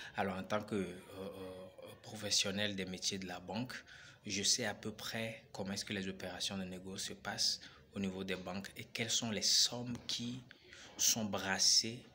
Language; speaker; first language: French; non-native, local second language; Ewe